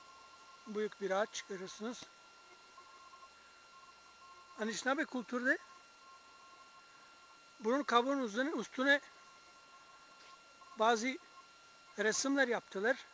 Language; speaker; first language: Turkish; non-native, fluent; English